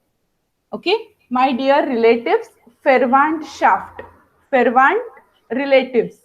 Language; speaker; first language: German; non-native, fluent; Hindi